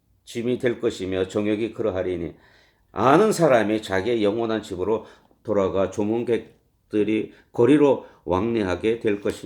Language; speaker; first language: Korean; native; Korean